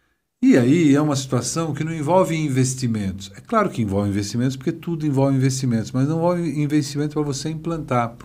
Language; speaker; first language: Portuguese; native; Portuguese